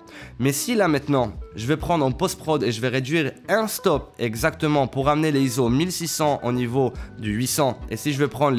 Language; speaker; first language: French; native; French